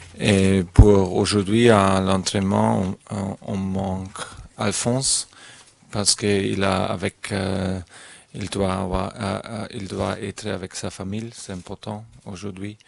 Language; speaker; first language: French; non-native, fluent; German